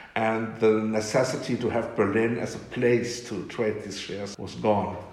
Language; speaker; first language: English; non-native, fluent; German